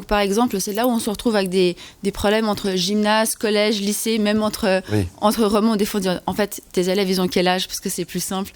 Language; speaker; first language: French; native; French